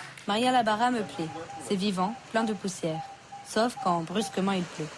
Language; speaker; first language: French; native; French